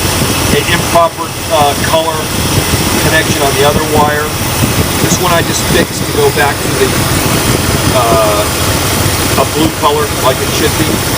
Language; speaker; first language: English; native; English